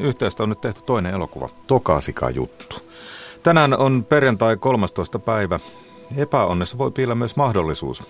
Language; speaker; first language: Finnish; native; Finnish